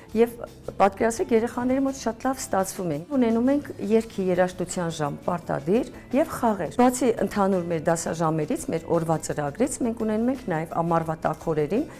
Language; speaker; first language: Armenian; early bilingual, heritage; Armenian